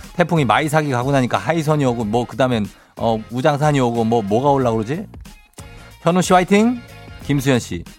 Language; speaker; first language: Korean; native; Korean